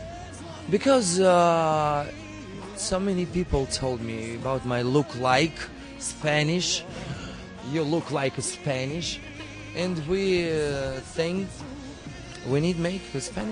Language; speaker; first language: English; non-native, learner; Russian